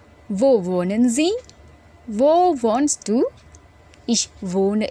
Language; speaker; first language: German; non-native, fluent; Indonesian